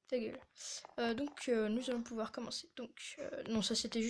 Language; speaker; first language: French; native; French